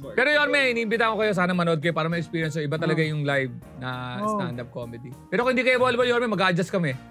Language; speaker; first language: Filipino; native; Filipino